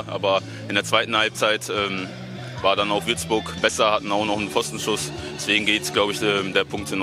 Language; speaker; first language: German; native; German